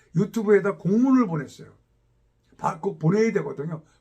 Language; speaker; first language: Korean; native; Korean